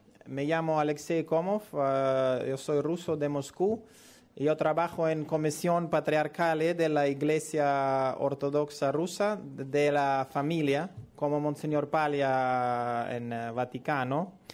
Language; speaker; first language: Spanish; non-native, learner; Russian